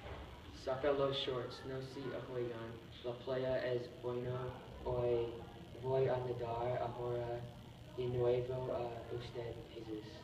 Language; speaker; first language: Spanish; non-native, learner; English